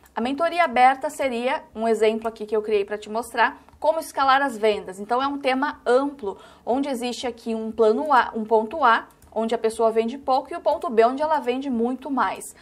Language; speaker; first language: Portuguese; native; Portuguese